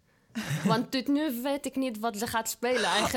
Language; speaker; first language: Dutch; non-native, fluent; Arabic